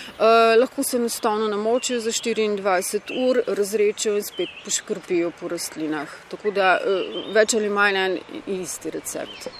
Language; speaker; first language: Slovenian; native; Slovenian